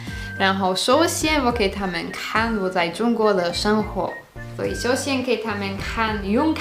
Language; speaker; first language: Chinese; non-native, fluent; Slovak